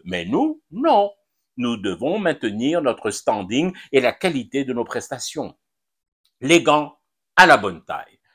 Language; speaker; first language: French; non-native, local second language; Arabic